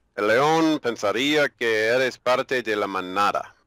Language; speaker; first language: Spanish; non-native, learner; English